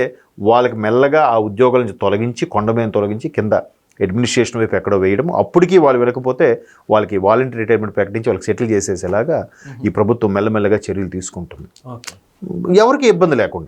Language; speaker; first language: Telugu; native; Telugu